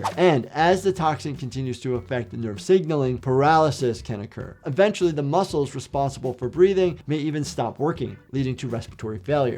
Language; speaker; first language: English; native; English